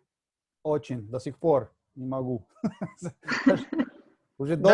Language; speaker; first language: Russian; non-native, fluent; Spanish